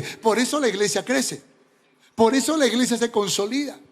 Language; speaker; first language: Spanish; native; Spanish